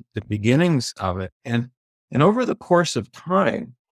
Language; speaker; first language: English; native; English